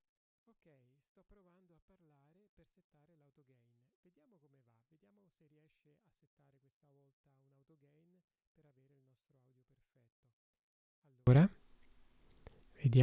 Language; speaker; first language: Italian; native; Italian